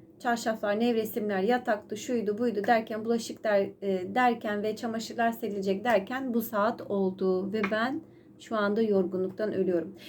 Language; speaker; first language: Turkish; native; Turkish